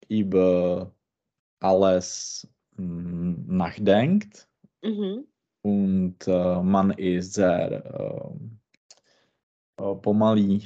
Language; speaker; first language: German; non-native, learner; Czech